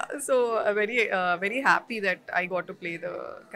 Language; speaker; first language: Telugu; non-native, local second language; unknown